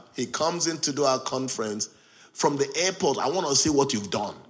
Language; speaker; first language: English; non-native, local second language; Yoruba